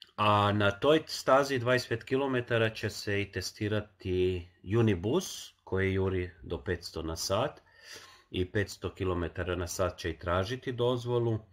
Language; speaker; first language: Croatian; non-native, local second language; Hungarian